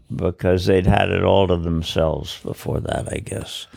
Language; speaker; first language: English; native; English